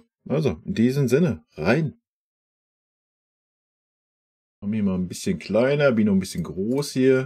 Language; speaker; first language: German; native; German